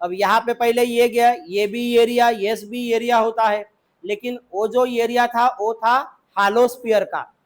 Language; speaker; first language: Hindi; non-native, local second language; Marathi